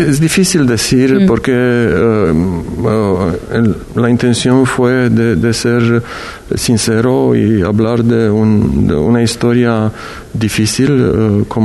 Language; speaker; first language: Spanish; non-native, learner; Romanian